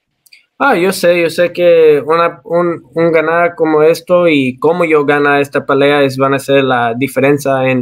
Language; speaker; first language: Spanish; early bilingual, heritage; Spanish